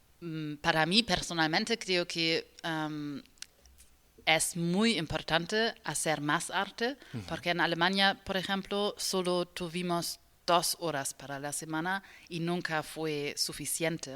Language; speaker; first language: Spanish; non-native, learner; German